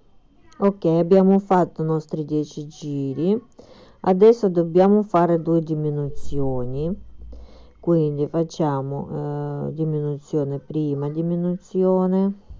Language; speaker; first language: Italian; non-native, fluent; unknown